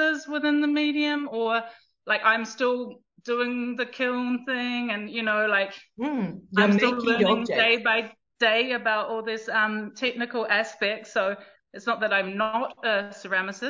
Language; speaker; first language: English; native; English